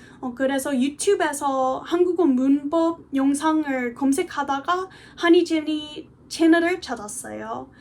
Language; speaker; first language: Korean; non-native, fluent; English